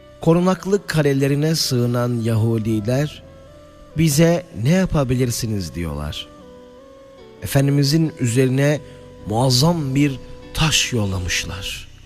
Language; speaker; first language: Turkish; native; Turkish